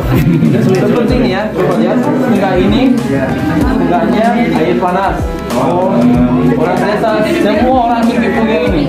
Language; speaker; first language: Indonesian; non-native, learner; Turkish